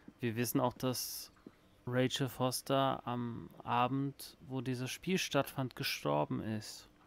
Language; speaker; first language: German; native; German